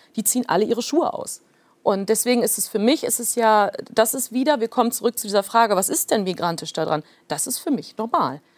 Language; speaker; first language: German; early bilingual, other home language; Plautdietsch